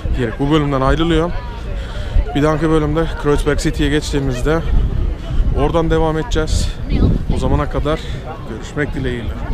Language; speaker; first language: Turkish; early bilingual, heritage; Turkish